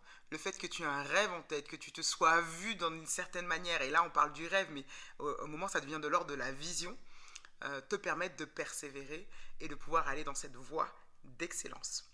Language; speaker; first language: French; native; French